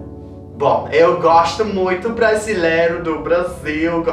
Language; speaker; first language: Portuguese; non-native, learner; Italian